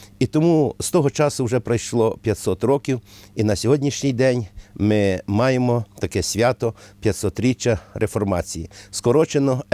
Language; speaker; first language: Ukrainian; native; Ukrainian